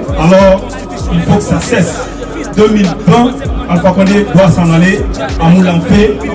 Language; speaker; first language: French; non-native, local second language; Fula